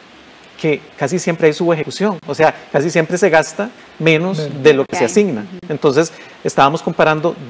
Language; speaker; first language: Spanish; native; Spanish